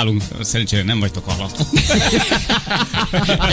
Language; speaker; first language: Hungarian; native; Hungarian